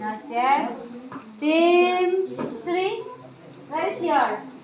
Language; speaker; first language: English; non-native, learner; Indonesian